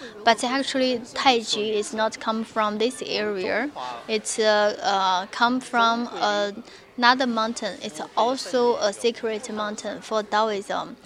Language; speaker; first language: English; non-native, fluent; Chinese